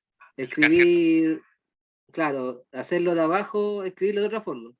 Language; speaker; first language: Spanish; native; Spanish